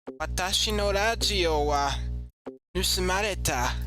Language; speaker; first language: Japanese; non-native, learner; English